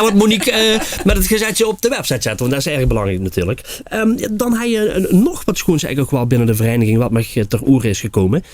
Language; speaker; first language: Dutch; native; Dutch